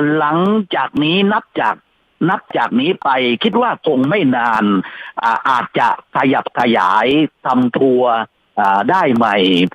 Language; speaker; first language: Thai; native; Thai